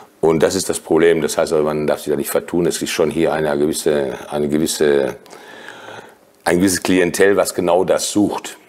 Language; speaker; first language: German; native; German